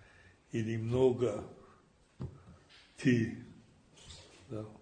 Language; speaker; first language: Russian; non-native, fluent; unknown